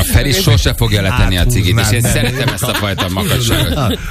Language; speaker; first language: Hungarian; native; Hungarian